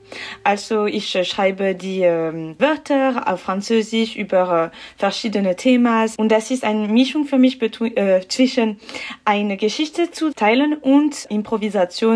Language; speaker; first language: German; non-native, learner; French